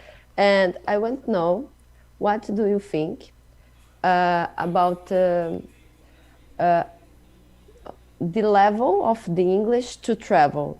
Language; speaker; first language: English; non-native, learner; Portuguese